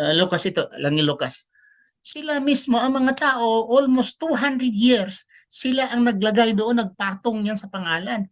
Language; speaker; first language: Filipino; non-native, local second language; Cebuano